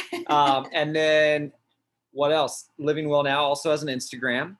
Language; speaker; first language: English; native; English